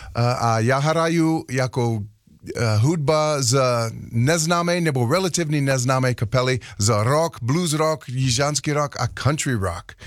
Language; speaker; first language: Czech; non-native, learner; English